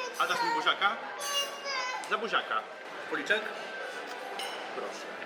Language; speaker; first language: Polish; native; Polish